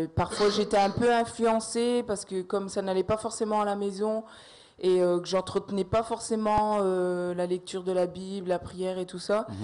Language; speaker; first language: French; native; French